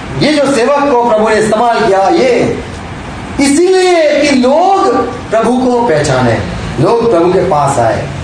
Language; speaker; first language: Hindi; non-native, local second language; Gujarati